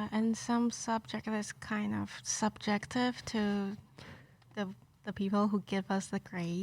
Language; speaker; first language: English; non-native, local second language; Chinese